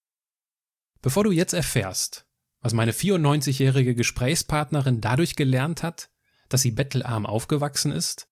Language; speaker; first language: German; native; German